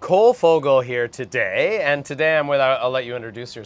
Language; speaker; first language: English; native; English